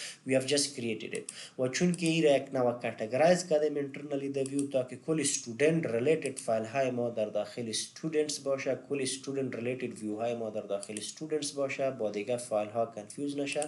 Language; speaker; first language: English; non-native, fluent; Persian